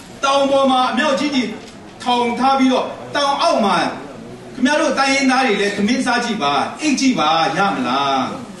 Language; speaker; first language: Burmese; non-native, local second language; Kachin